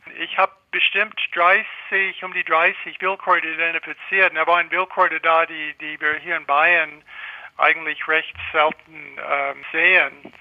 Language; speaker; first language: German; non-native, fluent; English